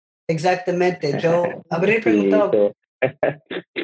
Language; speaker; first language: Spanish; non-native, learner; English